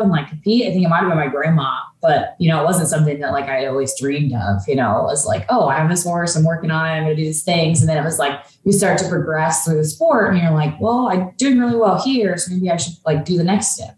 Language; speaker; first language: English; native; English